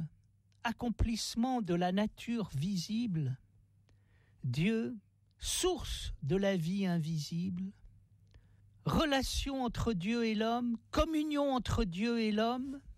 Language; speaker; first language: French; native; French